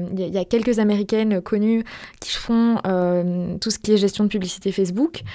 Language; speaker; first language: French; native; French